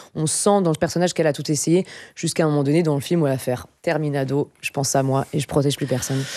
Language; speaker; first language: French; native; French